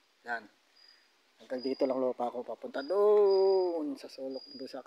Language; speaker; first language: Filipino; native; Filipino